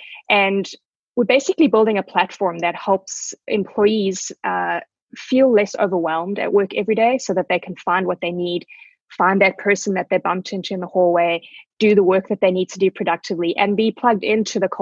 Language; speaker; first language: English; native; English